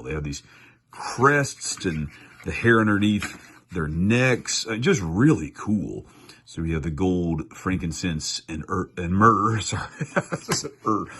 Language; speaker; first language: English; native; English